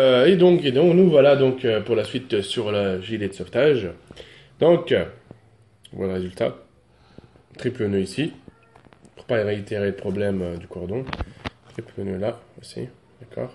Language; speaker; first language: French; native; French